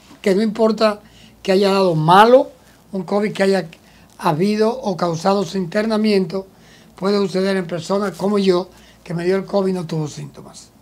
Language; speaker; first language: Spanish; native; Spanish